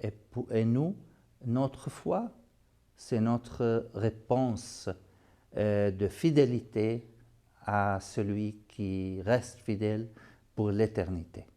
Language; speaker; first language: French; non-native, fluent; Arabic